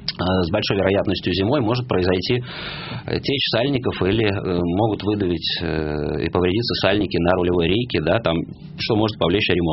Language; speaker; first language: Russian; native; Russian